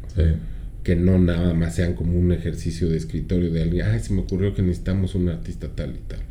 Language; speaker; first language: Spanish; native; Spanish